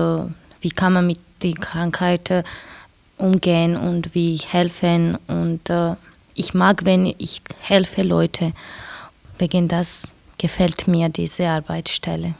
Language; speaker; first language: German; non-native, learner; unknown